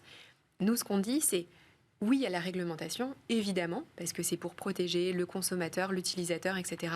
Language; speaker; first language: French; native; French